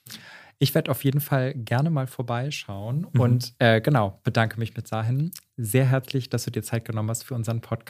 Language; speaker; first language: German; native; German